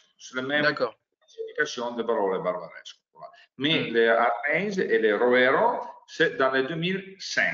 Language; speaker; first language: French; non-native, learner; Italian